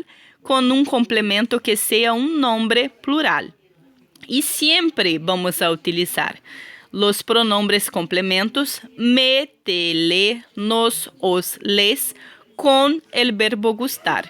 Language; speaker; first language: Spanish; non-native, fluent; Portuguese